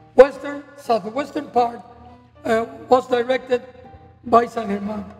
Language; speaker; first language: English; non-native, fluent; Spanish